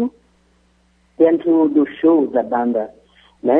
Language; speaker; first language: Portuguese; non-native, fluent; Yoruba